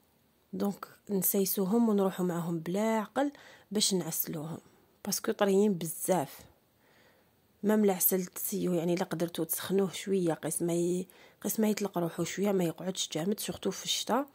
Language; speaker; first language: Arabic; native; Arabic